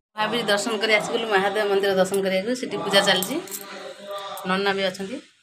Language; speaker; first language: Odia; native; Odia